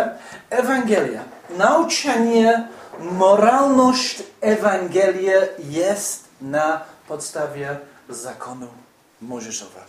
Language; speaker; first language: Polish; non-native, fluent; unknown